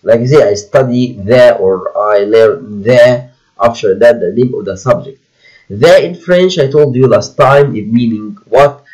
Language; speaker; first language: English; non-native, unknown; Arabic